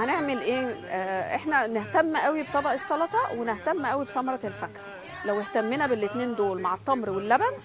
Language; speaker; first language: Arabic; native; Arabic